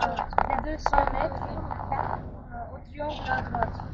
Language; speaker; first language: French; non-native, learner; Russian